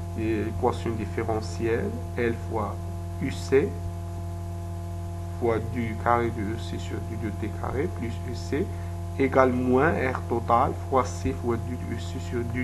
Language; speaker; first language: French; non-native, local second language; Arabic